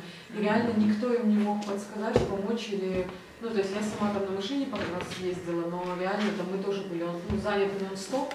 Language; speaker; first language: Russian; native; Russian